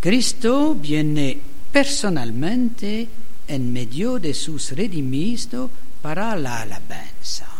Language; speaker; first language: Spanish; non-native, learner; German